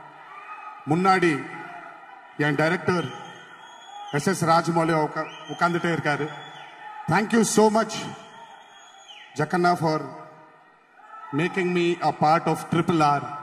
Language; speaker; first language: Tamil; non-native, fluent; Telugu